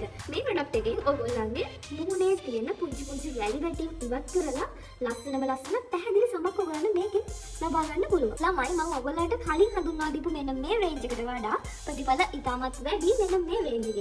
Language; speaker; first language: Sinhala; native; Sinhala